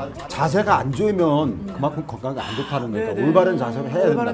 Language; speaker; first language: Korean; native; Korean